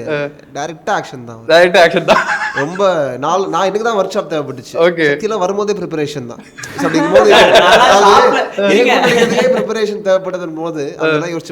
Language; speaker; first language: Tamil; native; Tamil